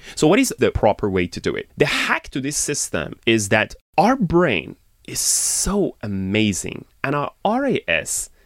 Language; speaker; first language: English; non-native, fluent; Persian